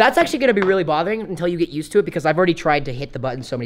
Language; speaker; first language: English; native; English